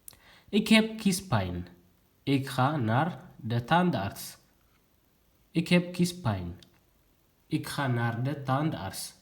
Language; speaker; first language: Dutch; non-native, learner; Tigrinya